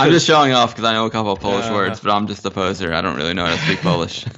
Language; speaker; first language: English; native; English